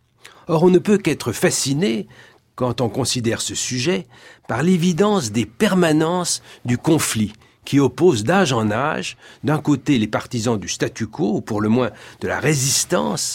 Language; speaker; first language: French; native; French